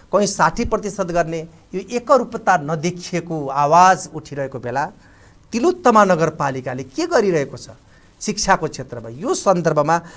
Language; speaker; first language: Nepali; native; Nepali